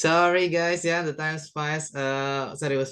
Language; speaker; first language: English; non-native, fluent; Indonesian